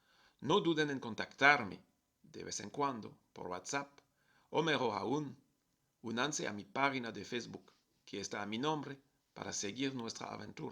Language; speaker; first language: Spanish; non-native, fluent; French